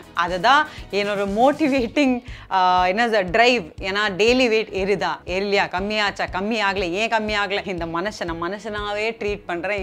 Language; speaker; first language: Tamil; non-native, local second language; Assamese